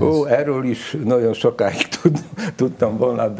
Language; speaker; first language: Hungarian; non-native, learner; Polish